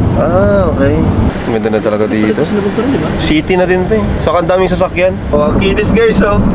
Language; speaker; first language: Filipino; native; Filipino